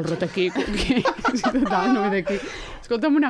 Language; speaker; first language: Catalan; native; Catalan